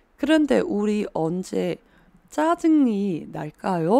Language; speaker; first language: Korean; non-native, fluent; Chinese